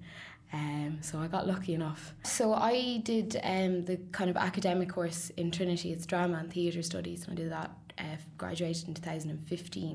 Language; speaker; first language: English; native; English